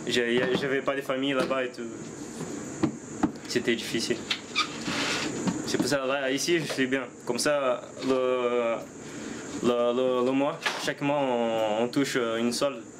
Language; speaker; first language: French; non-native, fluent; Portuguese